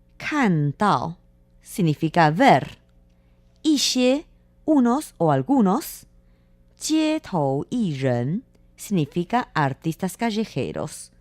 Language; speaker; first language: Spanish; non-native, fluent; Chinese